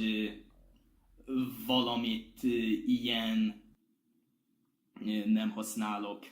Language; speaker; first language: Hungarian; non-native, learner; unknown